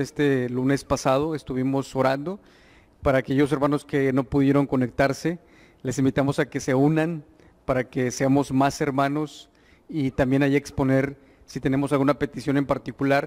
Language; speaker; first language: Spanish; native; Spanish